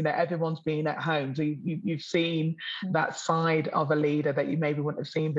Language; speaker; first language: English; native; English